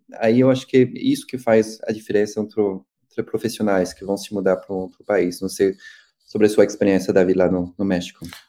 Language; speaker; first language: Portuguese; non-native, fluent; French